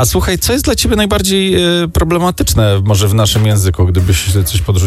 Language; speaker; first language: Polish; native; Polish